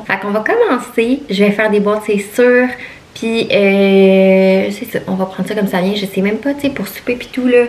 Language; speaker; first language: French; native; French